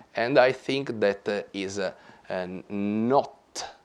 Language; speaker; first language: English; non-native, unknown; Italian